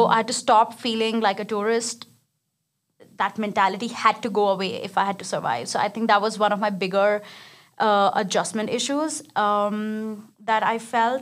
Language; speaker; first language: English; non-native, local second language; Hindi